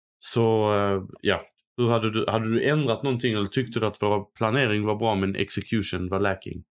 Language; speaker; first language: Swedish; non-native, fluent; Arabic